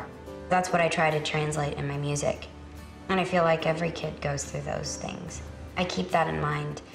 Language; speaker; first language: English; native; English